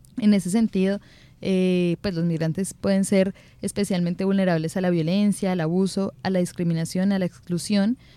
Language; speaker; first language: Spanish; native; Spanish